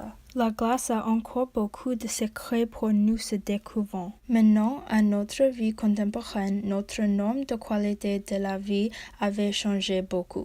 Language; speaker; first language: French; non-native, learner; English